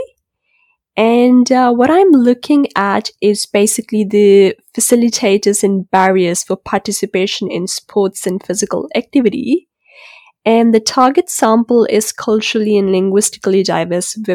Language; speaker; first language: English; non-native, local second language; Urdu